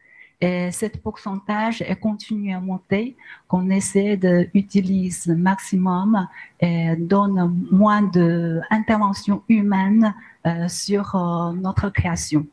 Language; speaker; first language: French; non-native, learner; Chinese